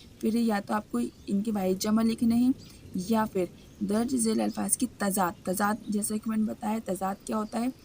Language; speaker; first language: Urdu; native; Urdu